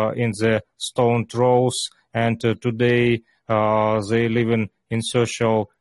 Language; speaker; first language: English; non-native, learner; Ukrainian